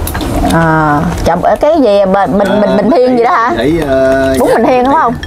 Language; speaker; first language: Vietnamese; native; Vietnamese